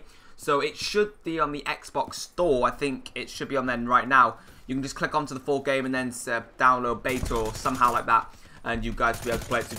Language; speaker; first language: English; native; English